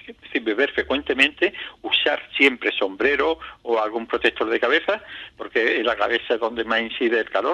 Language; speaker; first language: Spanish; native; Spanish